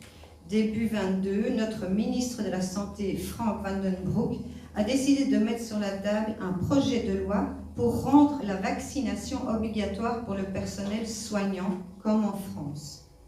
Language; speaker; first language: French; native; French